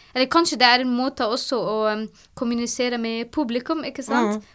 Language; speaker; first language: Norwegian; non-native, fluent; Arabic